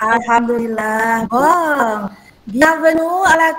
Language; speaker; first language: French; non-native, fluent; Indonesian